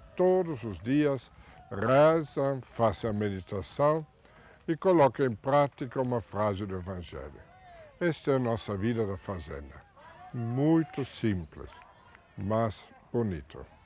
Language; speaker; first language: Portuguese; non-native, fluent; German